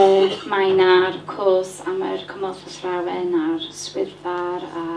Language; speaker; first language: Welsh; non-native, learner; English